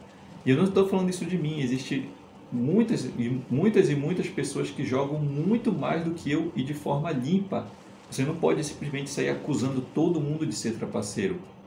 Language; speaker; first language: Portuguese; native; Portuguese